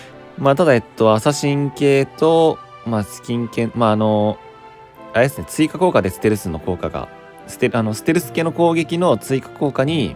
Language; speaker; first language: Japanese; native; Japanese